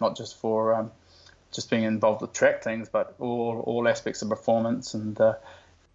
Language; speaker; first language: English; native; English